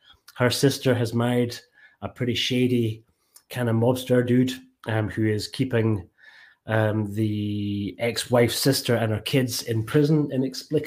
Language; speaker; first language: English; native; English